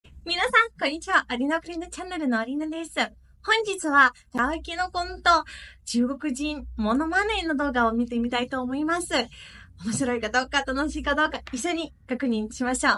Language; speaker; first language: Japanese; non-native, fluent; Ukrainian